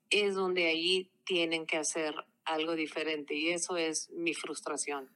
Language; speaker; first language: Spanish; early bilingual, heritage; Spanish